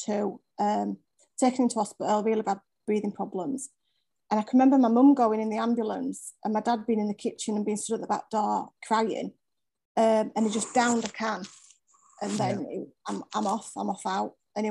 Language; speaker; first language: English; native; English